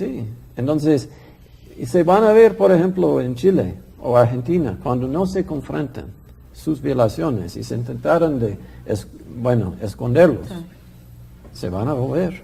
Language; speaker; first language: Spanish; non-native, fluent; English